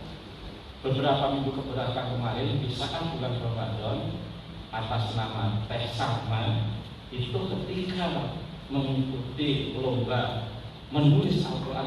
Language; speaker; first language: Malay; non-native, local second language; Sundanese